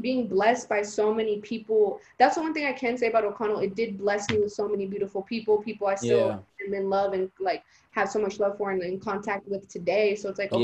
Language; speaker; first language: English; early bilingual, other home language; Spanish